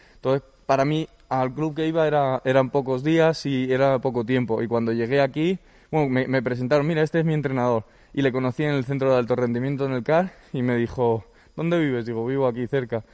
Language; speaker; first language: Spanish; early bilingual, other home language; Georgian